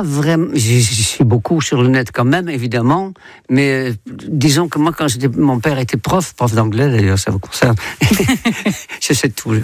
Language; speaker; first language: French; non-native, fluent; Dutch